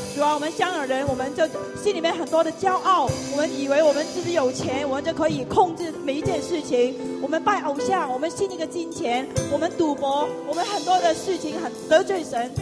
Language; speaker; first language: Chinese; non-native, local second language; Cantonese